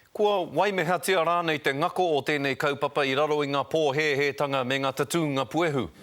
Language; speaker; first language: Māori; non-native, local second language; English